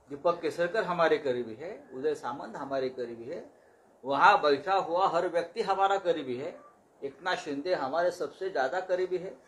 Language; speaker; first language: Hindi; non-native, local second language; Marathi